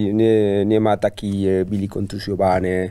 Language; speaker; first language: Polish; non-native, learner; Spanish